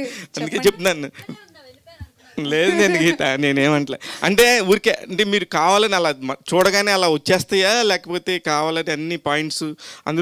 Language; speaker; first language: Telugu; native; Telugu